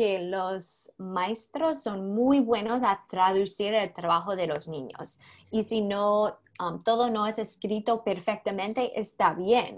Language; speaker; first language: Spanish; non-native, learner; English